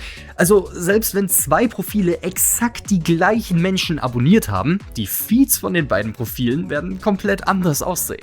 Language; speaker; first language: German; native; German